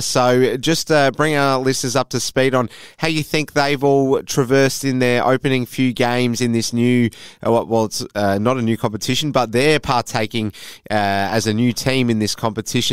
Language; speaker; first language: English; native; English